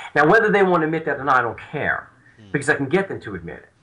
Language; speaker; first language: English; native; English